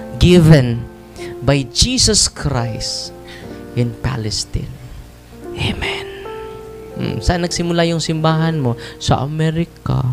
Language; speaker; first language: Filipino; non-native, local second language; Cebuano